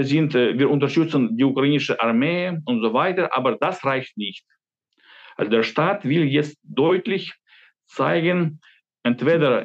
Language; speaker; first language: German; non-native, fluent; Ukrainian